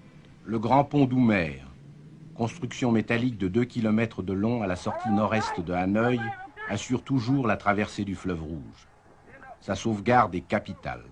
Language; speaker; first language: French; native; French